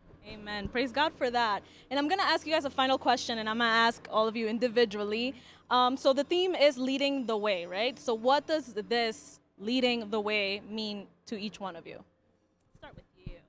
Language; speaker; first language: English; early bilingual, other home language; Spanish